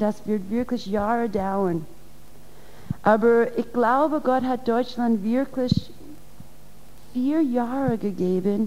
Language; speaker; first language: German; non-native, fluent; English